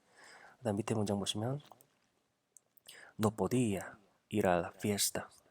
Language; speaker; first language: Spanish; non-native, fluent; Korean